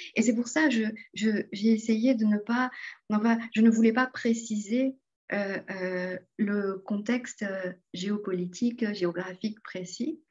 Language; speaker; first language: French; non-native, local second language; Morisyen